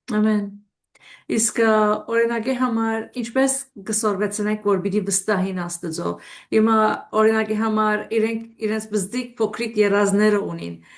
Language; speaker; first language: Armenian; native; Armenian